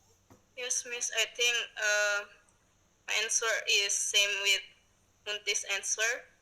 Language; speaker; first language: English; non-native, learner; Indonesian